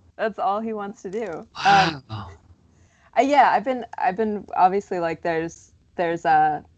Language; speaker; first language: English; native; English